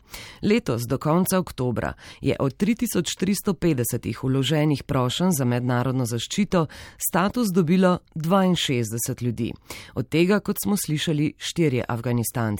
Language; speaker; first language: Slovenian; native; Slovenian